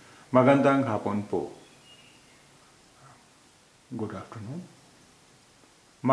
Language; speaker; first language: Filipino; non-native, fluent; Hindi